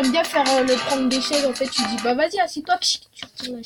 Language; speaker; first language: French; native; French